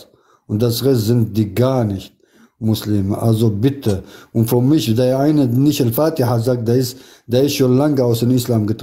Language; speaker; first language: German; non-native, fluent; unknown